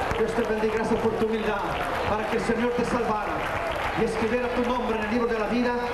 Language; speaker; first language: Spanish; non-native, fluent; Portuguese